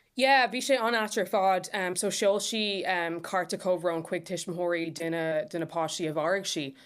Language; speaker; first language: Irish; non-native, local second language; English